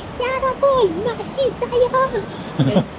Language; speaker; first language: Korean; non-native, learner; Filipino